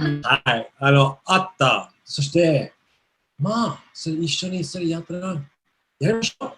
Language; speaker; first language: Japanese; non-native, learner; English